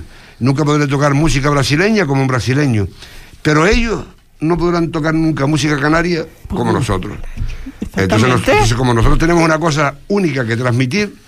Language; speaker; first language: Spanish; native; Spanish